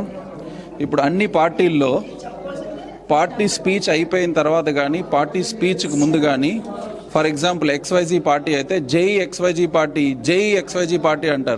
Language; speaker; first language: Telugu; native; Telugu